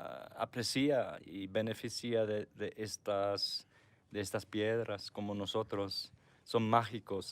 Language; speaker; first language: Spanish; non-native, fluent; English